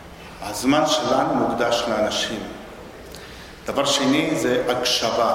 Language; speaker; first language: Hebrew; non-native, fluent; Spanish